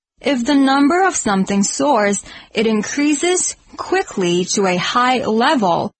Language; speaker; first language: English; non-native, fluent; Chinese